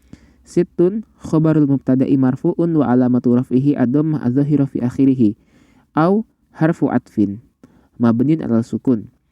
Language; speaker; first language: Arabic; non-native, fluent; Indonesian